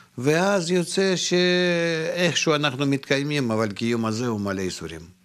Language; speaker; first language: Hebrew; non-native, fluent; Russian